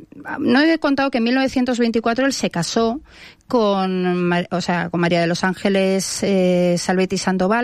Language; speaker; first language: Spanish; native; Spanish